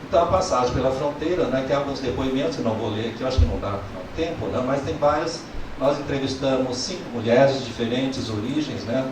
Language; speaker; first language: Portuguese; native; Portuguese